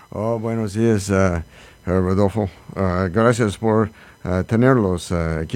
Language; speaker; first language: Spanish; non-native, learner; English